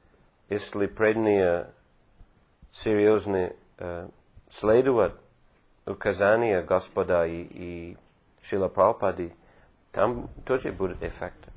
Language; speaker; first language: Russian; non-native, fluent; English